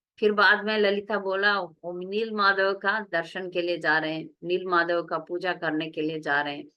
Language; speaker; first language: Hindi; non-native, local second language; Tamil